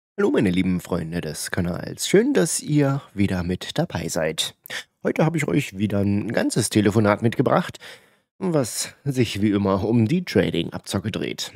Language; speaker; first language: German; native; German